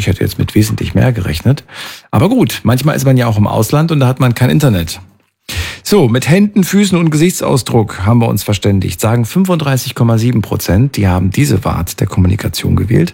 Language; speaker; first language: German; native; German